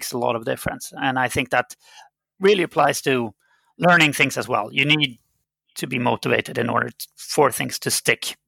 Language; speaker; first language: English; non-native, fluent; Swedish